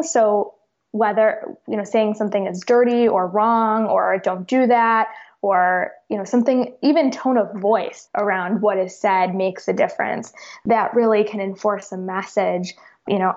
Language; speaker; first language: English; native; English